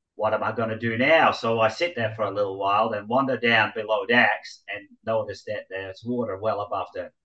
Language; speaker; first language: English; non-native, fluent; Dutch